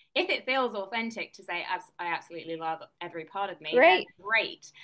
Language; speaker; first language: English; native; English